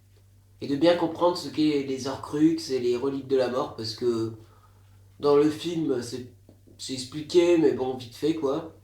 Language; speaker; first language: French; native; French